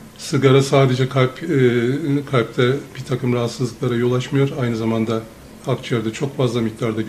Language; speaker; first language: Turkish; native; Turkish